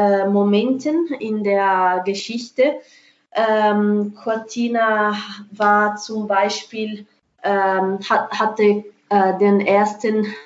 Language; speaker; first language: German; non-native, fluent; Italian